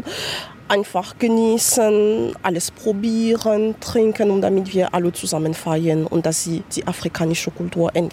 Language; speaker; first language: German; non-native, fluent; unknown